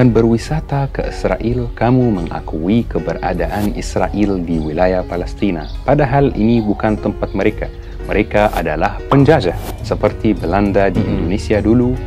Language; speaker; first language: Indonesian; non-native, fluent; Arabic